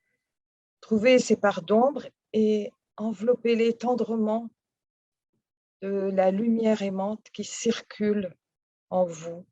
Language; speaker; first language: French; native; French